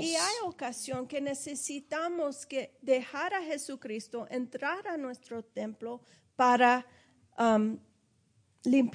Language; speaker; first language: Spanish; early bilingual, heritage; Spanish